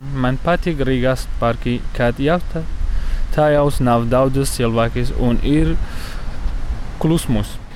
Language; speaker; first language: Latvian; non-native, learner; Central Kurdish